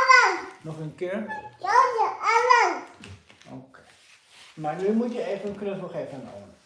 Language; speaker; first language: Dutch; non-native, fluent; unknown